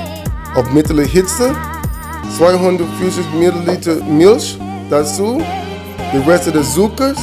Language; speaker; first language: German; non-native, learner; English